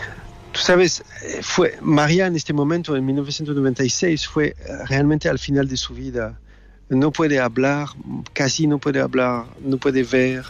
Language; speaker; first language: Spanish; non-native, learner; French